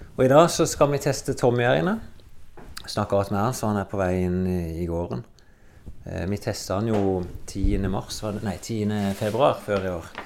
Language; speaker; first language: Norwegian; native; Norwegian